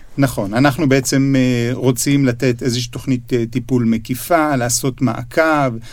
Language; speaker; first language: Hebrew; native; Hebrew